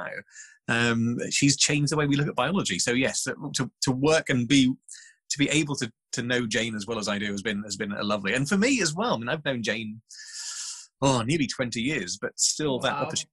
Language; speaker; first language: English; native; English